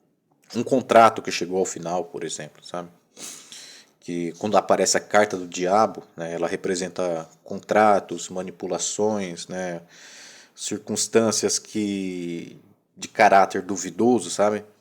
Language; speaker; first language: Portuguese; native; Portuguese